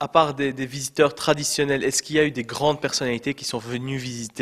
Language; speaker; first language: French; native; French